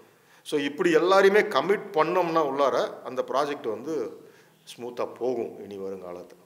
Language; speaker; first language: Tamil; native; Tamil